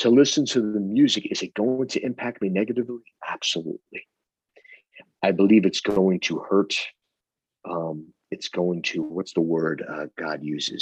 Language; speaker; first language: English; native; English